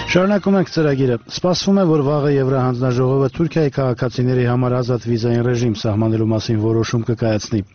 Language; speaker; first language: Armenian; native; Armenian